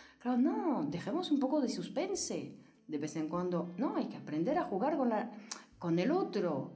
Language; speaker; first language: Spanish; non-native, fluent; French